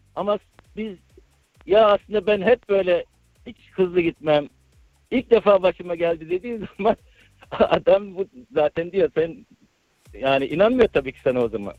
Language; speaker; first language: Turkish; early bilingual, heritage; Turkish